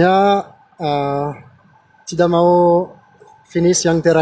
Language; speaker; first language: Indonesian; non-native, fluent; French